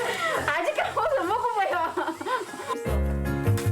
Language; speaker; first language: Korean; non-native, learner; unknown